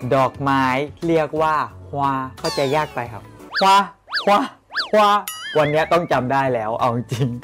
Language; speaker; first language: Thai; non-native, local second language; Northeastern Thai